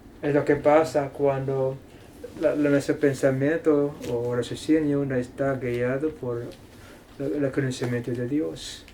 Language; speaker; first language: Spanish; non-native, fluent; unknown